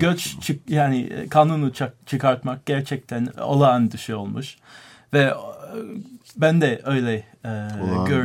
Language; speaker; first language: Turkish; non-native, learner; English